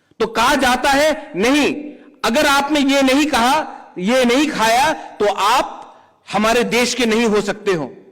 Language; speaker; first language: Hindi; non-native, local second language; Kok Borok